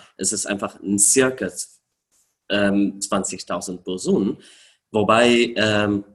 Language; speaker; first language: German; non-native, fluent; Arabic